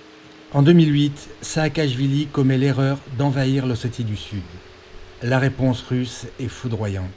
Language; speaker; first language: French; native; French